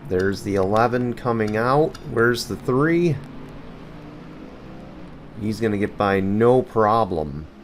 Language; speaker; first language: English; native; English